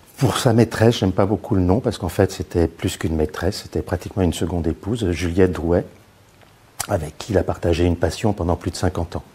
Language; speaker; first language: French; native; French